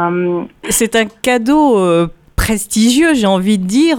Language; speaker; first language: French; native; French